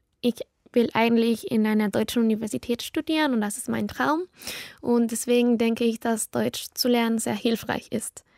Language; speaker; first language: German; non-native, learner; Spanish